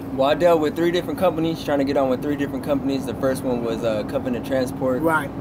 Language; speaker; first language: English; native; English